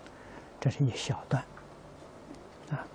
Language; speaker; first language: Chinese; native; Chinese